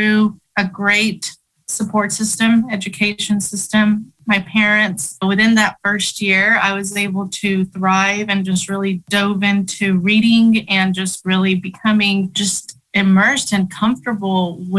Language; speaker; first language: English; early bilingual, other home language; Spanish